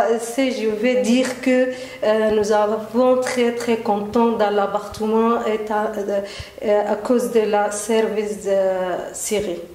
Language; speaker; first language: French; non-native, learner; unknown